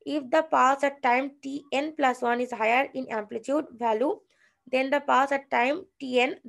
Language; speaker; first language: English; non-native, local second language; Bangla